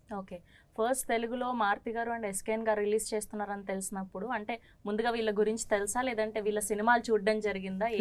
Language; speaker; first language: Telugu; native; Telugu